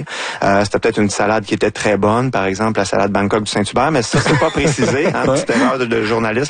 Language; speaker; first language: French; native; French